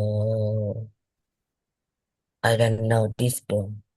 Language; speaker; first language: English; non-native, learner; Vietnamese